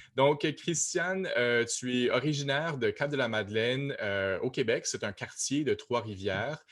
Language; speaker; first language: French; native; French